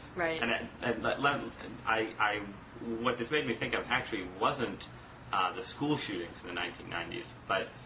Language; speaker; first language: English; native; English